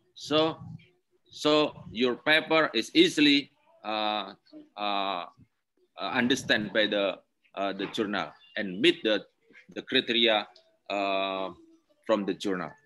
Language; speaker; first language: English; non-native, learner; Indonesian